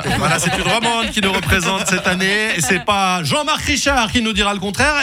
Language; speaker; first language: French; native; French